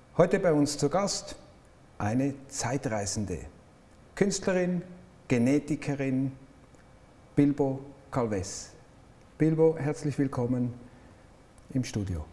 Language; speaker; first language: German; native; German